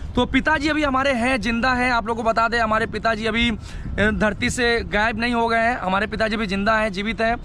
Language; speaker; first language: Hindi; non-native, local second language; Bangla